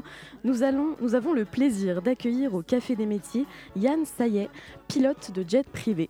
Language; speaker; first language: French; native; French